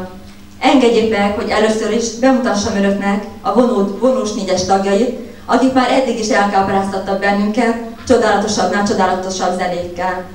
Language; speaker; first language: Hungarian; native; Hungarian